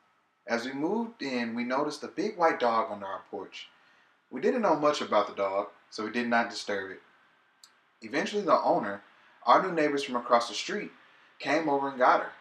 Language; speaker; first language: English; native; English